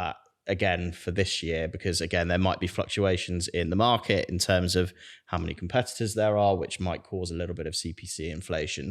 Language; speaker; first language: English; native; English